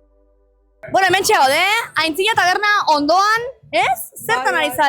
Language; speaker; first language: Basque; native; Basque